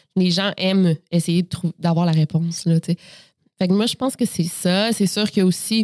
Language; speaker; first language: French; native; French